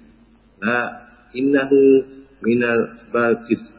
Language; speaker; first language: Arabic; non-native, learner; Indonesian